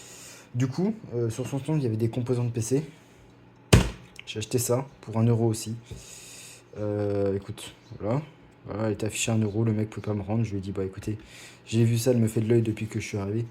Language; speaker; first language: French; native; French